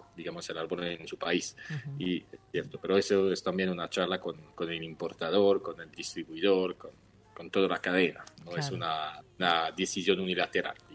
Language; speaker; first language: Spanish; non-native, fluent; French